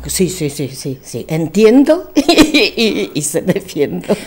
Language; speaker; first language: Spanish; non-native, learner; Polish